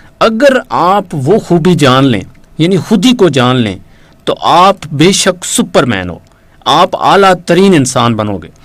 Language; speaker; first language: Urdu; native; Urdu